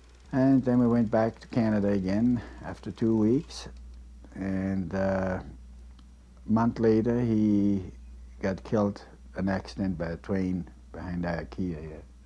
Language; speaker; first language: English; non-native, fluent; German